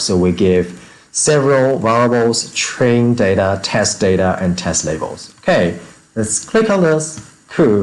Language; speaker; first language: English; non-native, fluent; Chinese